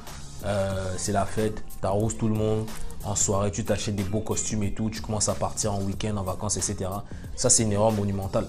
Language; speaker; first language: French; native; French